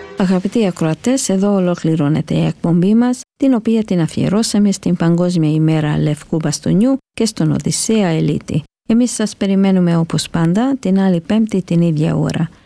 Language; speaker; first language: Greek; early bilingual, heritage; Greek